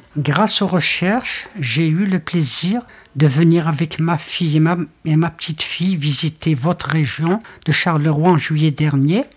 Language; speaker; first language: French; native; French